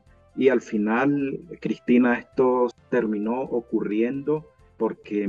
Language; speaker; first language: Spanish; native; Spanish